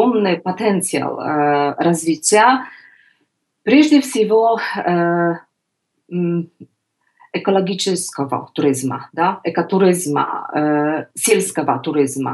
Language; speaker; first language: Russian; non-native, learner; Polish